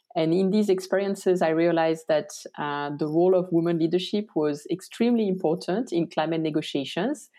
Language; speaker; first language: English; non-native, fluent; French